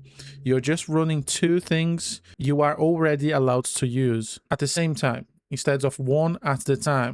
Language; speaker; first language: English; non-native, fluent; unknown